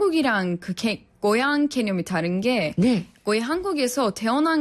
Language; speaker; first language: Korean; non-native, fluent; Turkish